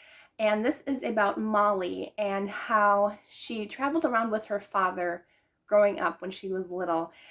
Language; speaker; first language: English; native; English